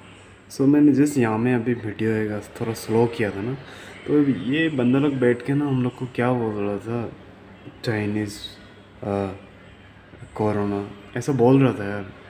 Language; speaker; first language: Hindi; non-native, fluent; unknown